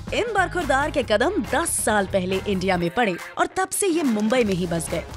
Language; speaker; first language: Hindi; native; Hindi